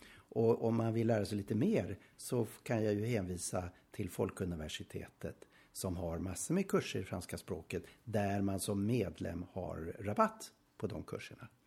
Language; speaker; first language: Swedish; native; Swedish